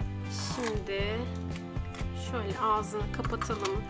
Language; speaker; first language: Turkish; native; Turkish